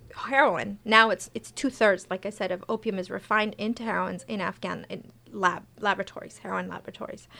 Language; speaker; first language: English; early bilingual, other home language; Persian